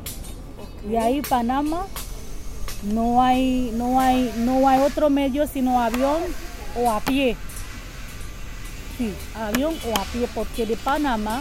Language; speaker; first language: Spanish; non-native, learner; Haitian Creole